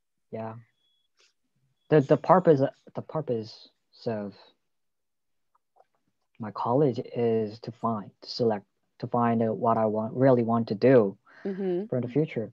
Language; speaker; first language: English; non-native, learner; Korean